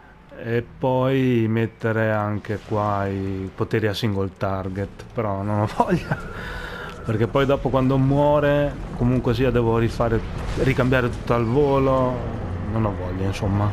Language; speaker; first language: Italian; native; Italian